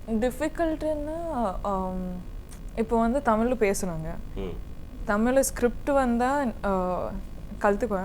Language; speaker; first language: Tamil; non-native, learner; Kodava